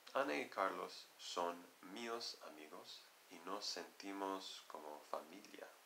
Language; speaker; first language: Spanish; non-native, learner; English